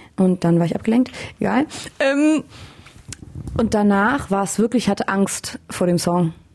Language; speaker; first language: German; native; German